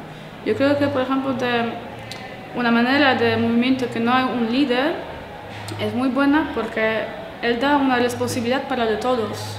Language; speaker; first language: Spanish; non-native, learner; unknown